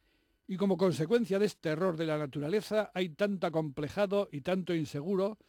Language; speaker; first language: Spanish; native; Spanish